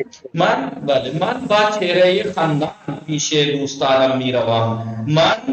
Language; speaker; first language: Persian; non-native, fluent; Urdu